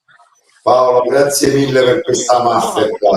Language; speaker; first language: Italian; native; Italian